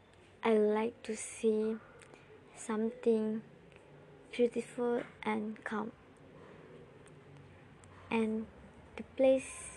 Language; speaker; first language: English; non-native, learner; Malay